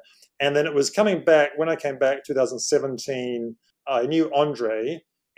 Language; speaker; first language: English; native; English